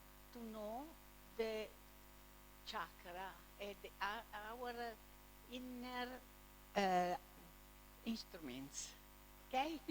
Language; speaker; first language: English; non-native, learner; Italian